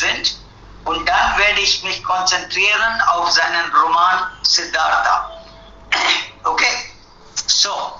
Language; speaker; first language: German; non-native, fluent; Tamil